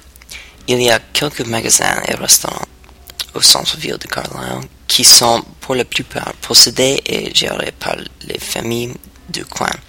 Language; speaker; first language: French; non-native, learner; English